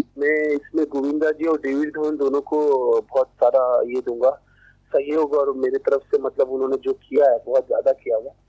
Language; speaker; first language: Hindi; non-native, local second language; Tamil